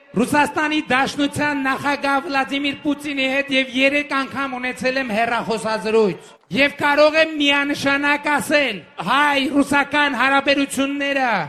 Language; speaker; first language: Armenian; native; Armenian